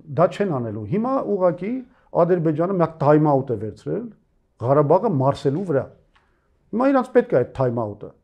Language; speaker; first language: Armenian; native; Armenian